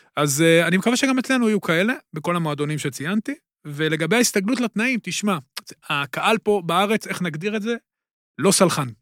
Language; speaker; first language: Hebrew; native; Hebrew